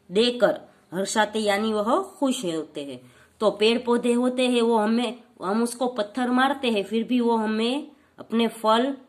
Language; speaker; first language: Hindi; non-native, local second language; Gujarati